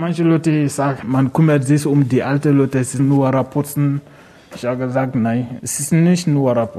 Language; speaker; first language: German; non-native, learner; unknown